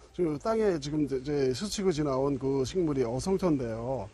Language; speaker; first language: Korean; native; Korean